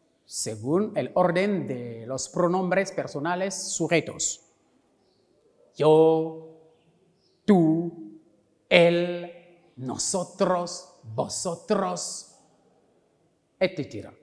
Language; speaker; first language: Spanish; non-native, local second language; French